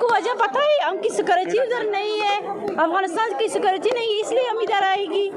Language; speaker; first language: Hindi; non-native, fluent; Persian